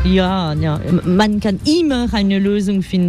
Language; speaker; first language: German; non-native, learner; French